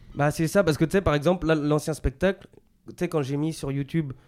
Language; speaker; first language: French; native; French